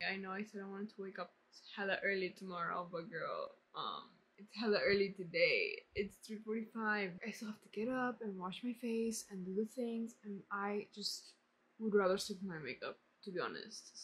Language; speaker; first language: English; early bilingual, other home language; Spanish